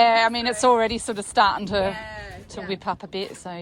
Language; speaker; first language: English; native; English